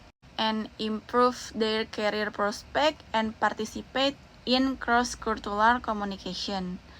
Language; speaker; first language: English; non-native, learner; Indonesian